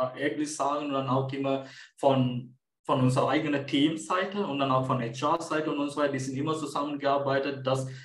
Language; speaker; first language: German; non-native, fluent; Sinhala